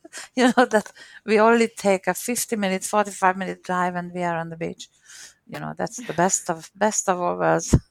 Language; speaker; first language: English; non-native, fluent; Hungarian